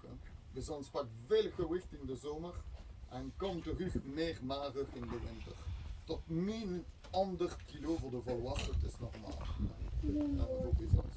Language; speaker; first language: Dutch; non-native, learner; French